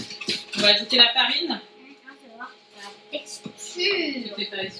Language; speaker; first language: French; native; French